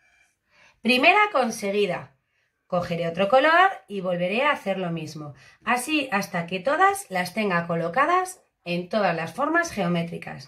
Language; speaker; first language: Spanish; native; Spanish